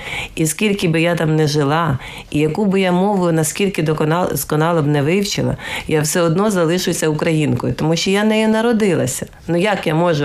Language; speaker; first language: Ukrainian; native; Ukrainian